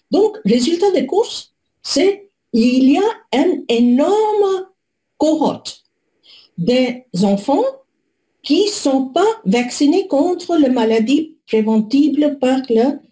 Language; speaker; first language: French; non-native, fluent; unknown